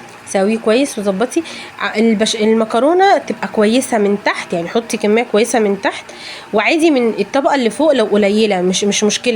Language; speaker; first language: Arabic; native; Arabic